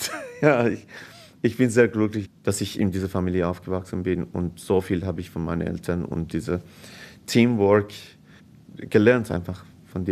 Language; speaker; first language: German; non-native, fluent; Persian